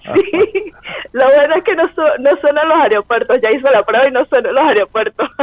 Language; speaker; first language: Spanish; native; Spanish